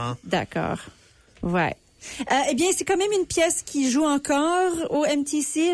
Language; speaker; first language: French; native; French